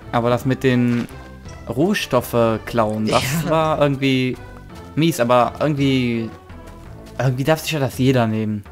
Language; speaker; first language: German; native; German